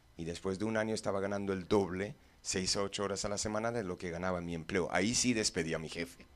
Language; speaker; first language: Spanish; non-native, fluent; English